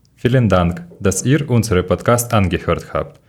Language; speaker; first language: German; non-native, learner; Ukrainian